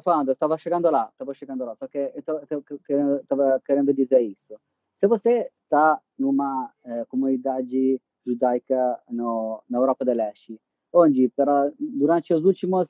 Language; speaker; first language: Portuguese; non-native, fluent; Italian